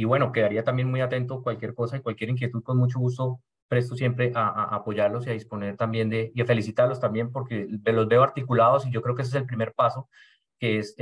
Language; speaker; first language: Spanish; native; Spanish